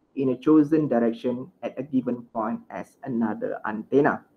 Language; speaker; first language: English; non-native, local second language; Malay